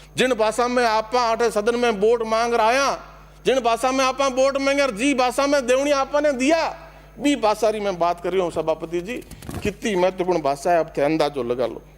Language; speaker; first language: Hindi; non-native, local second language; Marwari